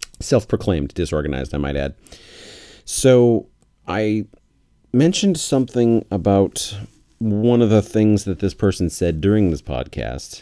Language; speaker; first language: English; native; English